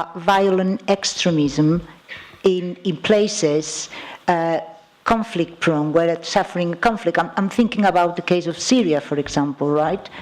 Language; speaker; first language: English; non-native, fluent; Catalan